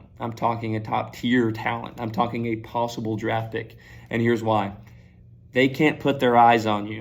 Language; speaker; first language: English; native; English